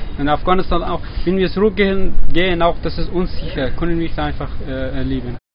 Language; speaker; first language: German; non-native, learner; Persian